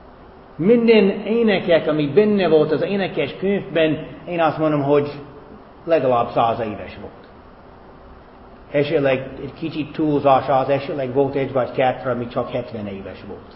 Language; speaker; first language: Hungarian; non-native, fluent; English